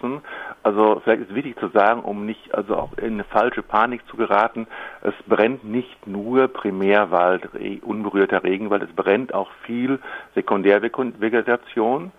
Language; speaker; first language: German; native; German